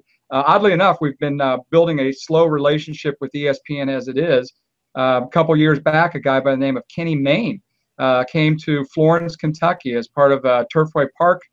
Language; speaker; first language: English; native; English